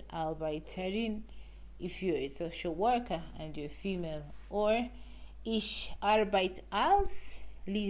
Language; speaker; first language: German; non-native, learner; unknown